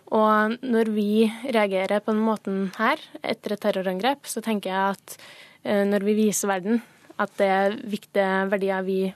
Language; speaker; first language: Norwegian; native; Norwegian